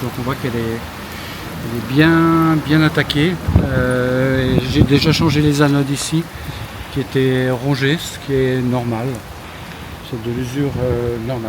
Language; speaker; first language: French; native; French